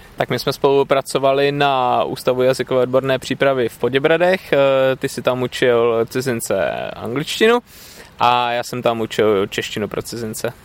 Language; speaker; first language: Czech; native; Czech